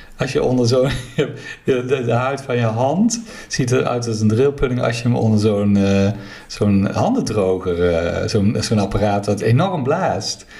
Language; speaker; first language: Dutch; native; Dutch